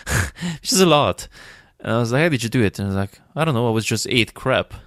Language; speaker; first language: English; non-native, fluent; Romanian